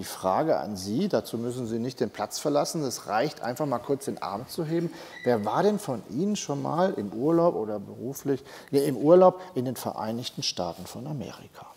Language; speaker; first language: German; native; German